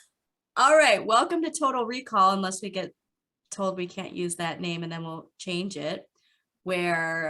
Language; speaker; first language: English; native; English